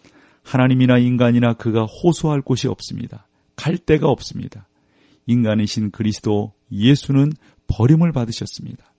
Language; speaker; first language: Korean; native; Korean